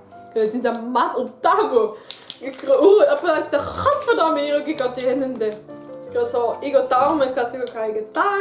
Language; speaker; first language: Korean; non-native, fluent; Dutch